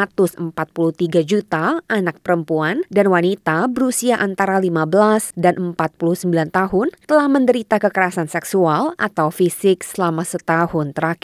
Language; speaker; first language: Indonesian; native; Indonesian